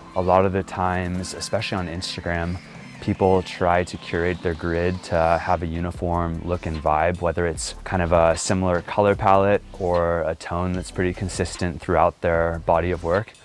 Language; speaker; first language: English; native; English